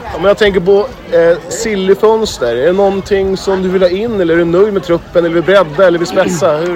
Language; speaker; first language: Swedish; native; Swedish